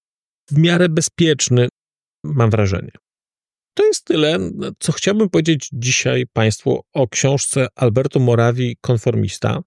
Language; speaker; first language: Polish; native; Polish